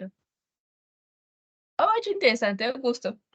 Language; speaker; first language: Portuguese; non-native, learner; Spanish